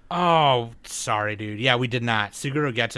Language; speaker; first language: English; native; English